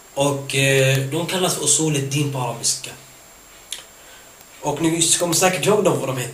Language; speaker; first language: Swedish; early bilingual, other home language; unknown